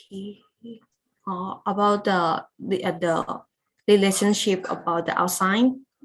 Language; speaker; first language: English; non-native, learner; Lao